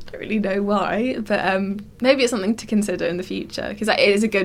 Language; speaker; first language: English; native; English